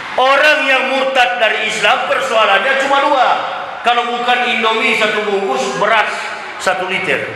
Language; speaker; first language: Indonesian; native; Indonesian